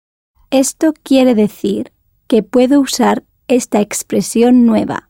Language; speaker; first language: Spanish; non-native, learner; English